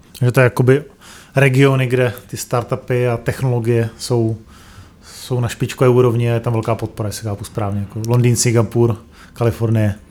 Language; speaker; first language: Czech; native; Czech